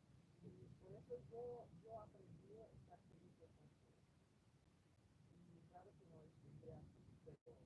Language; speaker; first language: Spanish; non-native, fluent; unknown